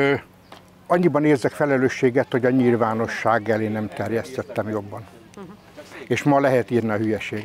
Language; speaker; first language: Hungarian; native; Hungarian